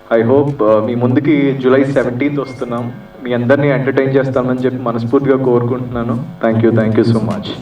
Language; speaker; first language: Telugu; native; Telugu